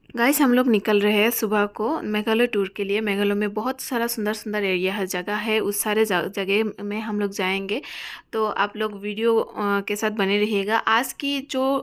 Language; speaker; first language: Hindi; non-native, local second language; Bangla